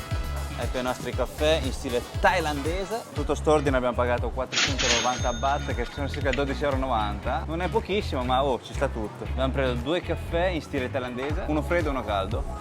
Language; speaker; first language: Italian; early bilingual, other home language; Chinese